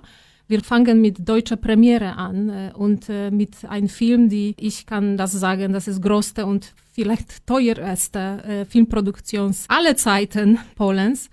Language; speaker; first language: German; non-native, fluent; Polish